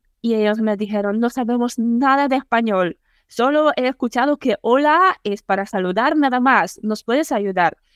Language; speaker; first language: Spanish; non-native, fluent; Polish